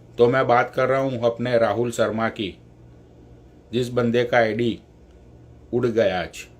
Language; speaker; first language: Hindi; native; Hindi